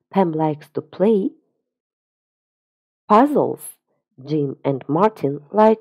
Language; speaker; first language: English; non-native, fluent; Russian